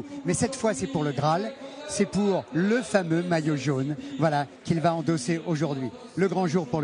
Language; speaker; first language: French; native; French